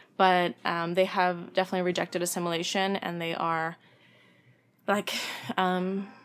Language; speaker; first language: English; early bilingual, other home language; Spanish